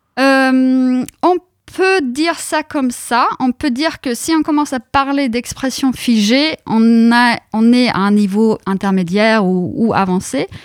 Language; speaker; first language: French; non-native, fluent; Norwegian